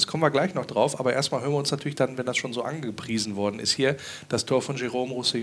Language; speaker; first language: German; native; German